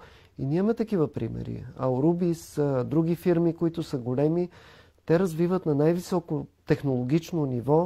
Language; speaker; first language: Bulgarian; native; Bulgarian